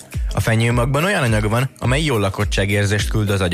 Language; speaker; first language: Hungarian; native; Hungarian